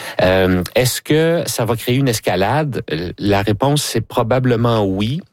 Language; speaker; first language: French; native; French